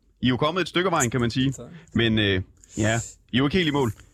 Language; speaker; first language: Danish; native; Danish